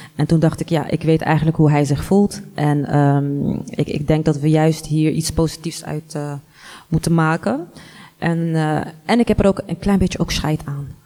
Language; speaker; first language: Dutch; early bilingual, other home language; Arabic